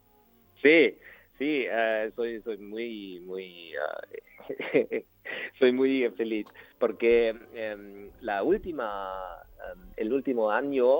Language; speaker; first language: Spanish; non-native, learner; German